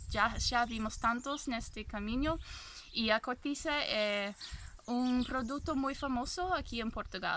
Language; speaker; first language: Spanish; non-native, fluent; English